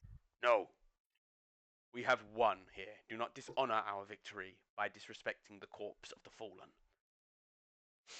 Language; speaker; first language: English; native; English